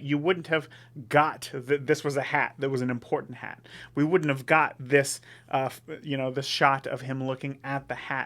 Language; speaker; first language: English; native; English